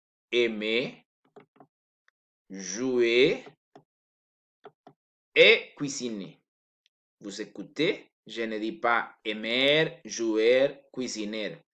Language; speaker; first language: French; non-native, learner; Spanish